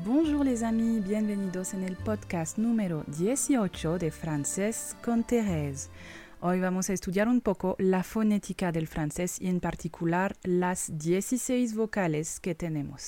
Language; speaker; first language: Spanish; non-native, fluent; French